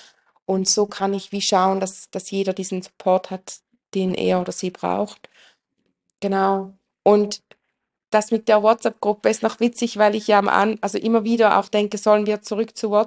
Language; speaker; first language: German; native; German